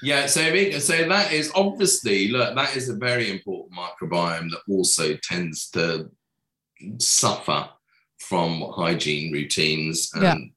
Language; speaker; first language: English; native; English